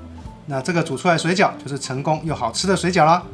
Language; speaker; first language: Chinese; native; Chinese